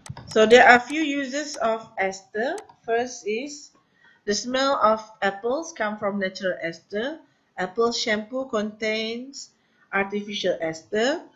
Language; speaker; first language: English; non-native, local second language; Malay